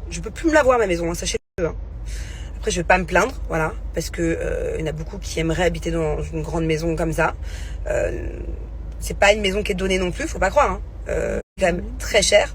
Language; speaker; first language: French; native; French